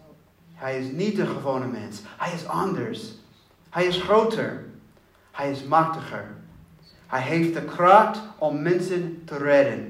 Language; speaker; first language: Dutch; non-native, learner; English